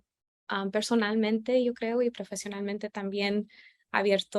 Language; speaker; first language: Spanish; early bilingual, heritage; Spanish